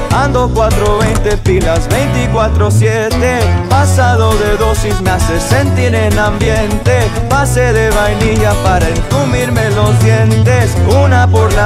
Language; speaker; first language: Spanish; early bilingual, heritage; Spanish